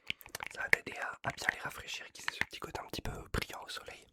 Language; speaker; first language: French; native; French